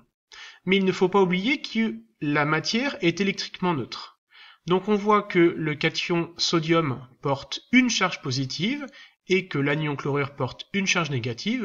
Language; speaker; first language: French; native; French